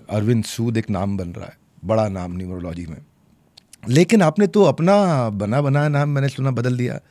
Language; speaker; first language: Hindi; native; Hindi